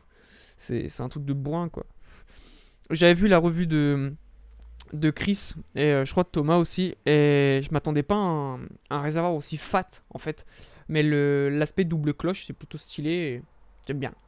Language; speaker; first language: French; native; French